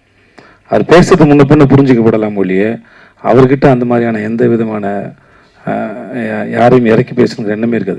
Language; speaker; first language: Tamil; native; Tamil